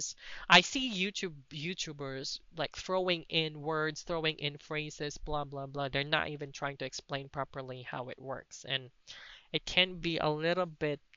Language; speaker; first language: English; non-native, local second language; Cebuano